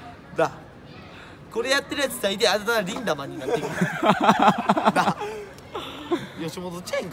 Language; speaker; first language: Japanese; native; Japanese